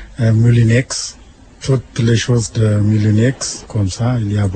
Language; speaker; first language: French; non-native, learner; Amharic